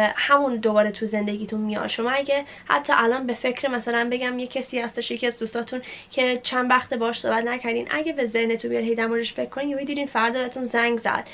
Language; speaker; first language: Persian; early bilingual, heritage; Persian